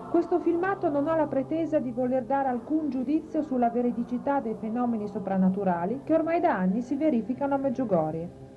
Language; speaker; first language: Italian; native; Italian